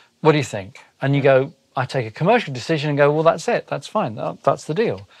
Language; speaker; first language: English; native; English